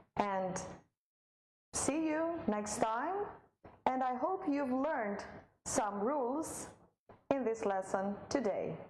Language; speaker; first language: English; non-native, fluent; Romanian